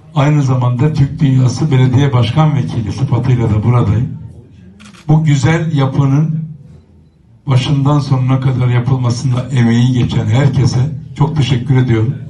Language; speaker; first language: Turkish; native; Turkish